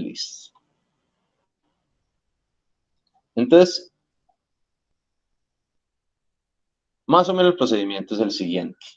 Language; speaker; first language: Spanish; native; Spanish